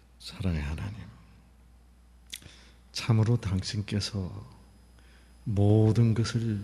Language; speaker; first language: Korean; native; Korean